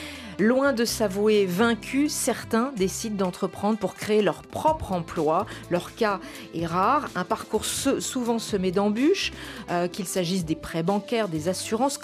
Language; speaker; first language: French; native; French